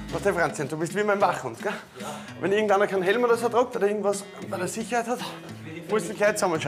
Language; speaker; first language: German; native; German